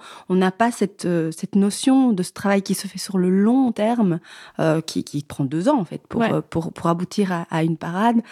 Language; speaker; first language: French; native; French